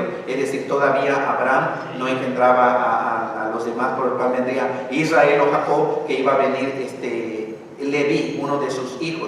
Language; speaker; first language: Spanish; native; Spanish